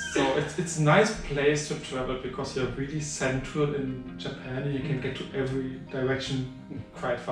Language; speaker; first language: English; non-native, fluent; German